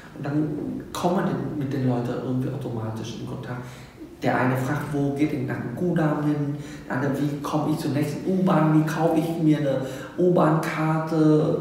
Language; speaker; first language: German; non-native, fluent; Vietnamese